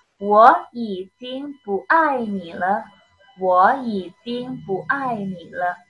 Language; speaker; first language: Chinese; non-native, fluent; Indonesian